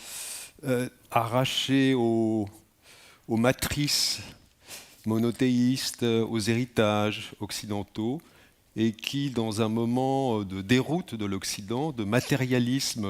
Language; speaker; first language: French; native; French